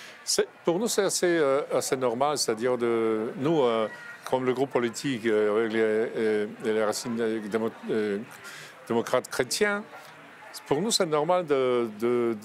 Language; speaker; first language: French; non-native, fluent; Polish